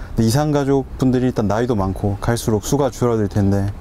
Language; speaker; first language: Korean; native; Korean